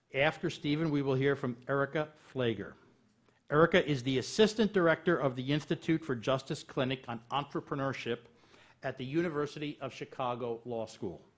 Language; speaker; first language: English; native; English